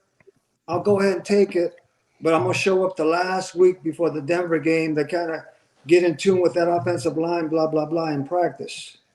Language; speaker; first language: English; native; English